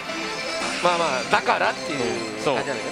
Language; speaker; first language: Japanese; native; Japanese